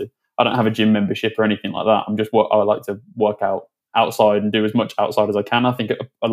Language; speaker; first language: English; native; English